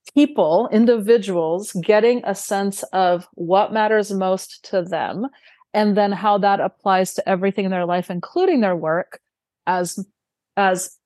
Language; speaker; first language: English; early bilingual, other home language; Romanian